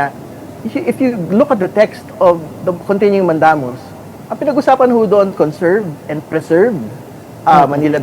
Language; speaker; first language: Filipino; native; Filipino